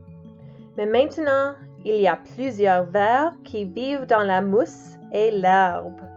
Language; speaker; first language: French; non-native, learner; English